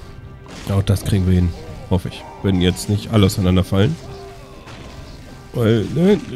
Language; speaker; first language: German; native; German